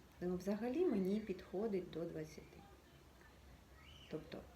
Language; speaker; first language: Ukrainian; native; Ukrainian